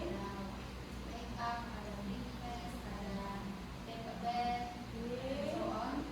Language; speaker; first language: English; non-native, learner; Indonesian